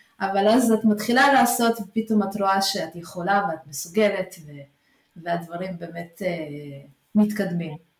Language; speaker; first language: Hebrew; early bilingual, other home language; Russian